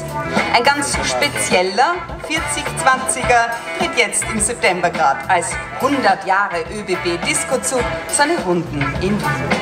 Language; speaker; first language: German; native; German